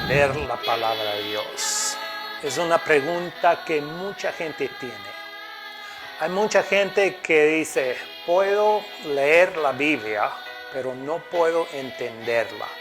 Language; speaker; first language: Spanish; non-native, fluent; English